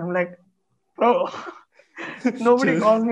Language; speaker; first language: English; non-native, local second language; Tamil